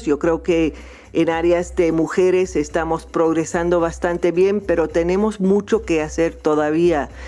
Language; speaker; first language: Spanish; non-native, fluent; English